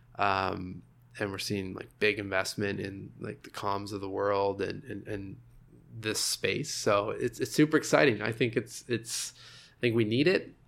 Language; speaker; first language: English; native; English